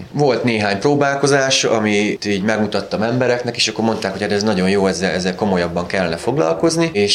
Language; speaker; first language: Hungarian; native; Hungarian